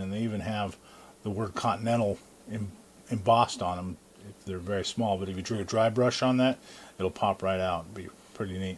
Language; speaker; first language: English; native; English